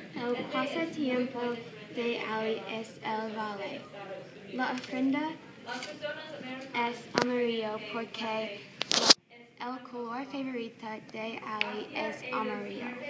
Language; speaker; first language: Spanish; non-native, learner; English